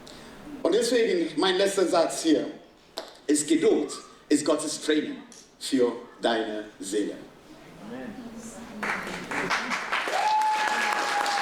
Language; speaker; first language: German; non-native, fluent; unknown